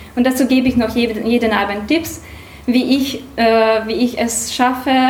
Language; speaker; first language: German; non-native, fluent; Hungarian